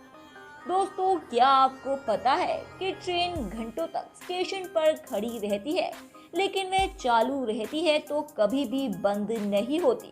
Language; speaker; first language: Hindi; native; Hindi